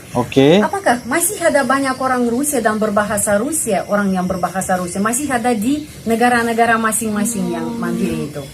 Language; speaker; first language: Indonesian; non-native, fluent; Russian